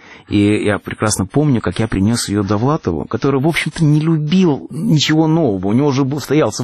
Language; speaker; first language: Russian; native; Russian